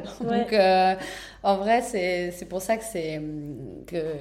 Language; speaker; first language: French; native; French